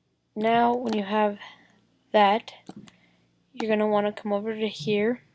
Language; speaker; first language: English; native; English